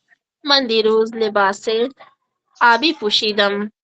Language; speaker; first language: Persian; non-native, learner; Urdu